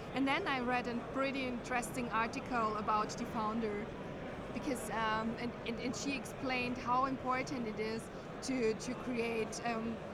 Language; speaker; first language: English; non-native, fluent; German